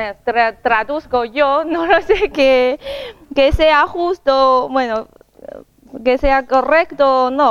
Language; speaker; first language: Spanish; non-native, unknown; Chinese